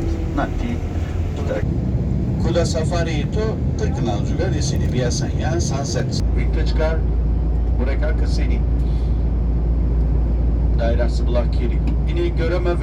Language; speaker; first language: Indonesian; non-native, fluent; Turkish